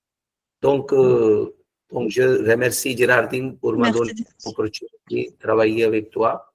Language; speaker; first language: French; non-native, fluent; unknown